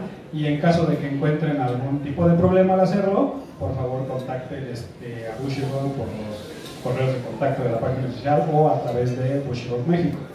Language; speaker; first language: Spanish; native; Spanish